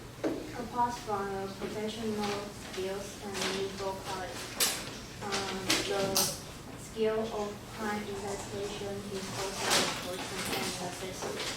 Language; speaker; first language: English; non-native, fluent; Chinese